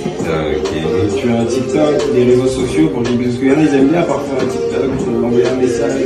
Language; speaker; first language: French; native; French